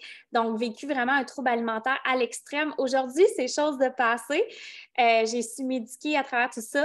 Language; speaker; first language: French; native; French